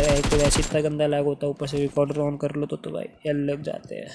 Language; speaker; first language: Hindi; native; Hindi